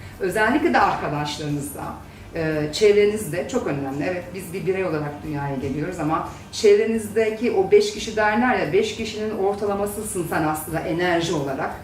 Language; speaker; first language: Turkish; native; Turkish